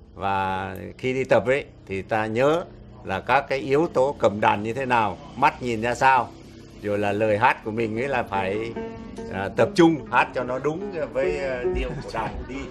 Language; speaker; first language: Vietnamese; non-native, local second language; Tày